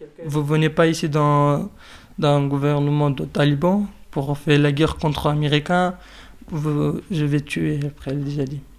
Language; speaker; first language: French; non-native, learner; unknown